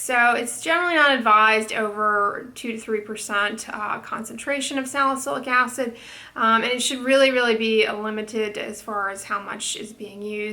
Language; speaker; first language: English; native; English